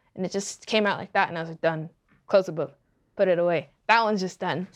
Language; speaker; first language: English; early bilingual, other home language; Yoruba